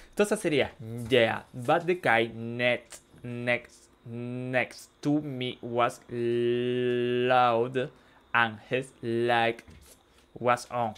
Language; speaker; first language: English; non-native, learner; Spanish